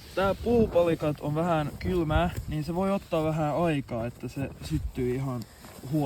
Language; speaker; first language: Finnish; non-native, local second language; Swedish